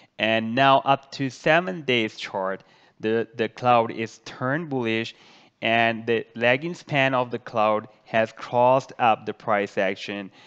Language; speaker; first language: English; non-native, local second language; Urdu